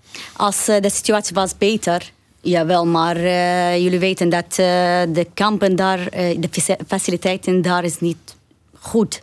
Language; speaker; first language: Dutch; non-native, learner; Arabic